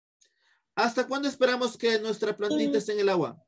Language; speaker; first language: Spanish; native; Spanish